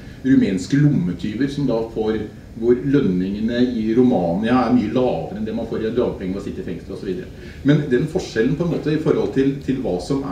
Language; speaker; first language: Norwegian; native; Norwegian